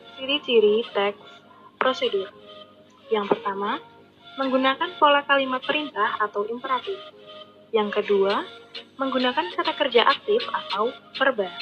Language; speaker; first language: Indonesian; native; Indonesian